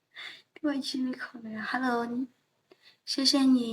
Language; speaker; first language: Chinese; non-native, learner; Burmese